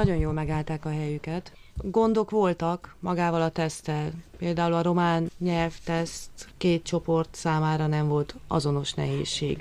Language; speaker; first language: Hungarian; native; Hungarian